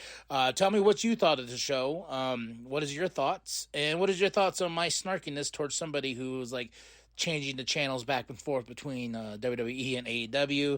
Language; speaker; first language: English; native; English